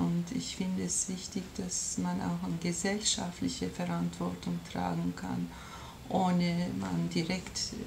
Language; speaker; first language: German; non-native, fluent; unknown